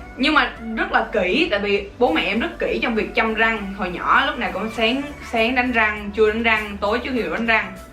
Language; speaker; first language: Vietnamese; native; Vietnamese